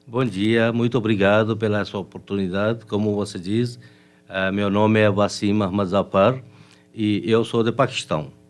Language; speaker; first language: Portuguese; non-native, fluent; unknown